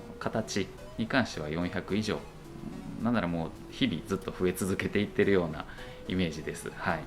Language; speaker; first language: Japanese; native; Japanese